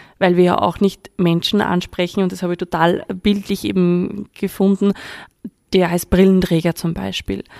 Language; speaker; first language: German; native; German